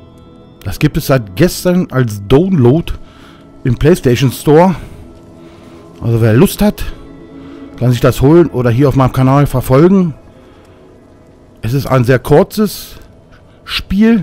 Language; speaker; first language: German; native; German